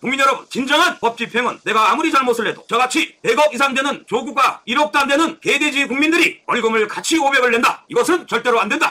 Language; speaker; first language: Korean; native; Korean